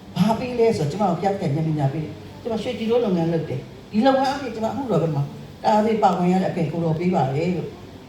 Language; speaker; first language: Burmese; non-native, local second language; Shan